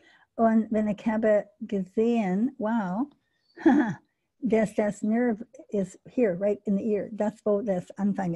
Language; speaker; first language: German; non-native, learner; English